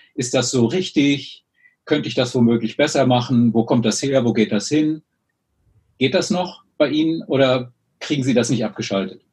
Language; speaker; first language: German; native; German